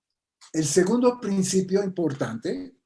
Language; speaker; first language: Spanish; non-native, fluent; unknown